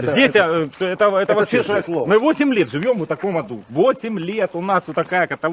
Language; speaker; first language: Russian; native; Russian